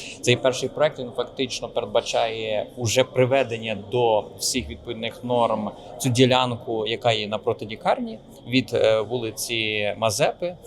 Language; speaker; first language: Ukrainian; native; Ukrainian